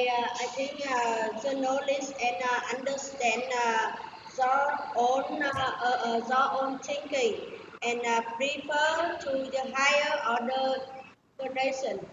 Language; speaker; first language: English; non-native, learner; Vietnamese